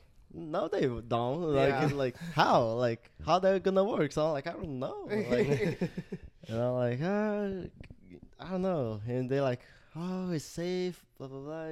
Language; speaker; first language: English; non-native, learner; Portuguese